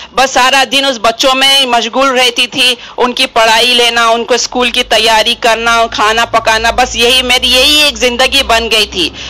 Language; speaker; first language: Hindi; non-native, local second language; Urdu